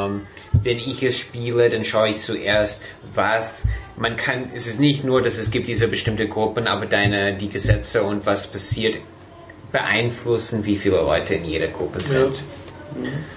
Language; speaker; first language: German; non-native, fluent; English